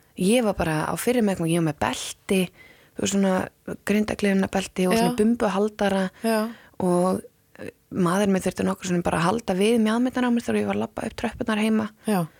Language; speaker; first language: Icelandic; native; Icelandic